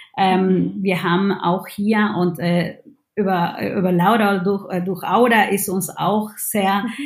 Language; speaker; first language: German; non-native, fluent; Spanish